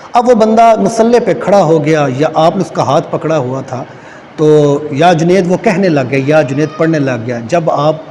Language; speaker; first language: Urdu; native; Urdu